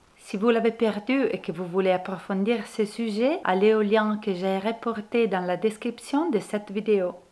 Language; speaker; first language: French; non-native, fluent; Italian